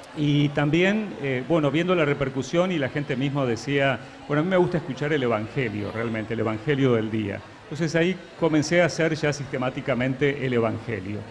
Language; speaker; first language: Spanish; native; Spanish